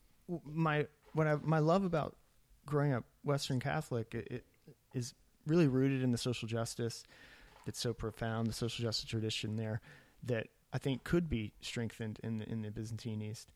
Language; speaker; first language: English; native; English